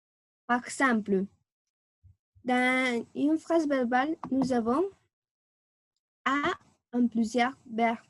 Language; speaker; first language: French; non-native, learner; Spanish